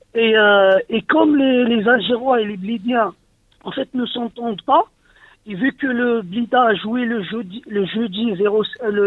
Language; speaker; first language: French; non-native, local second language; Arabic